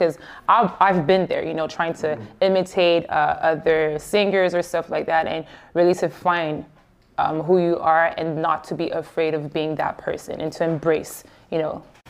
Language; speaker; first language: English; early bilingual, other home language; Haitian Creole